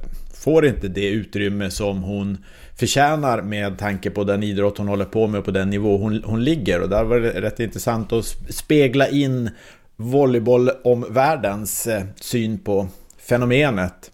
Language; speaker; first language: Swedish; native; Swedish